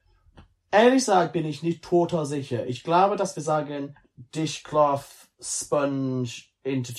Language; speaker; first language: German; non-native, learner; English